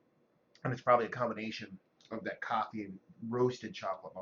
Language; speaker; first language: English; native; English